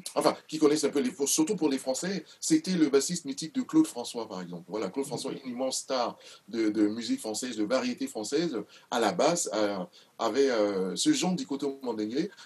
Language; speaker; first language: French; non-native, local second language; Duala